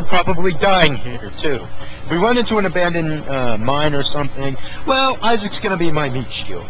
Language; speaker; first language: English; native; English